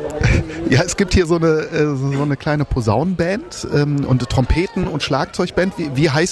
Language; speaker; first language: German; native; German